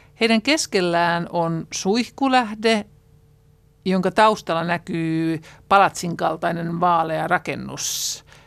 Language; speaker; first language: Finnish; native; Finnish